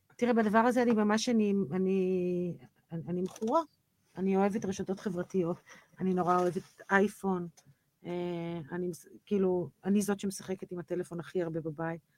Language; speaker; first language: Hebrew; native; Hebrew